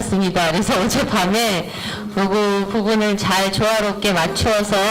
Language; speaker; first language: Korean; native; Korean